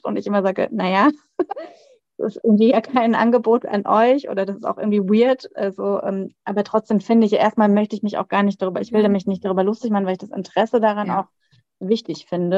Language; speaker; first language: German; native; German